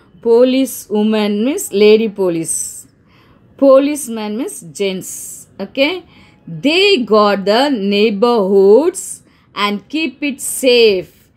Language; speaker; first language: English; non-native, local second language; Tamil